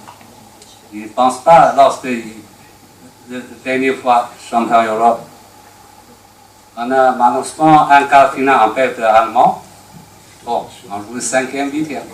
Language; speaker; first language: French; non-native, learner; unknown